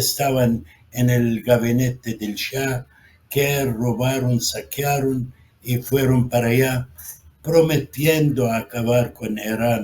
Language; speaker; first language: Spanish; non-native, fluent; Arabic